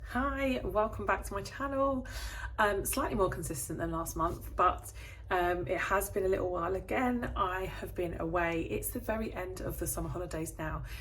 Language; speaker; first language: English; native; English